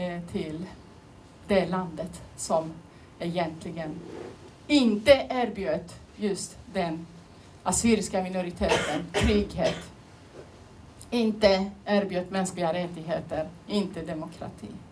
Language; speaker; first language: Swedish; non-native, fluent; Turoyo